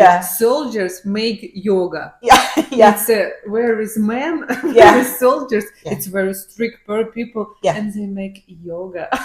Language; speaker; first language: English; non-native, learner; Ukrainian